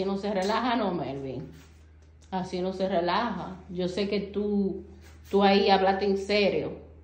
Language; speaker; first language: Spanish; native; Spanish